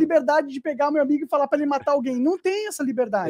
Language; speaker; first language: Portuguese; native; Portuguese